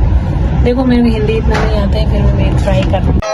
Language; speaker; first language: Hindi; non-native, learner; Nepali